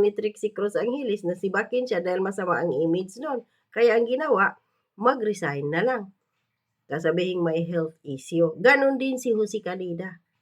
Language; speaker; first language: Filipino; native; Filipino